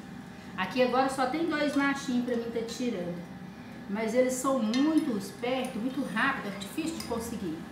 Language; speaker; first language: Portuguese; native; Portuguese